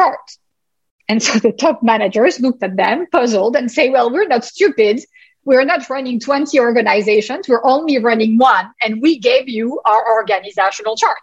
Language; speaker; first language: English; non-native, fluent; French